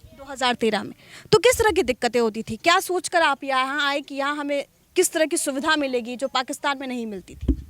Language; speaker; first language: Hindi; native; Hindi